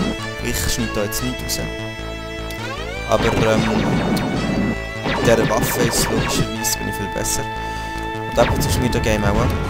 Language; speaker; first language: German; native; German